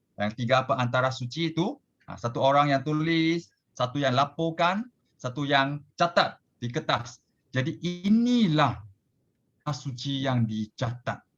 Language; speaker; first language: Malay; non-native, local second language; Chinese